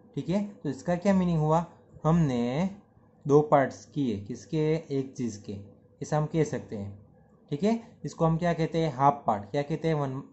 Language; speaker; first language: Hindi; non-native, local second language; Gujarati